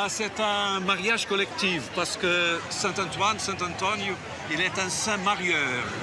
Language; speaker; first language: French; non-native, fluent; Portuguese